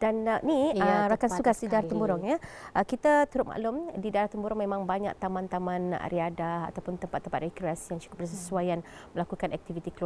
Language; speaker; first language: Malay; native; Malay